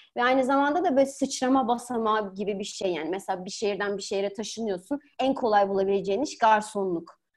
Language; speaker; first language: Turkish; native; Turkish